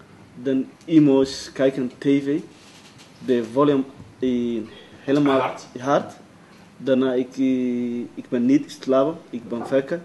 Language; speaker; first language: Dutch; non-native, learner; Somali